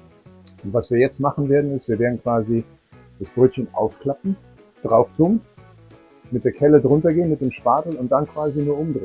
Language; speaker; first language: German; native; German